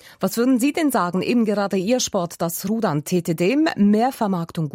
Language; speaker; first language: German; native; German